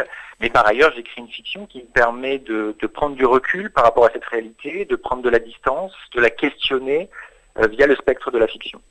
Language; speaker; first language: French; native; French